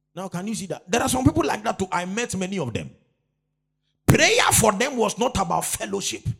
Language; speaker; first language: English; non-native, local second language; Akan